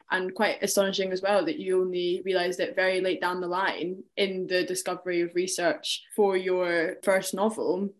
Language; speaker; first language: English; native; English